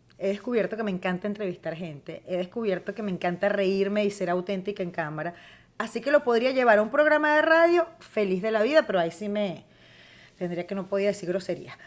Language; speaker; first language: Spanish; native; Spanish